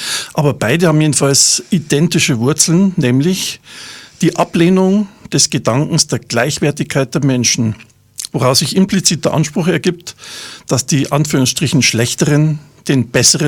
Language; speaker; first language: German; native; German